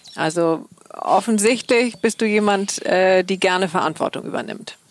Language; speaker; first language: German; native; German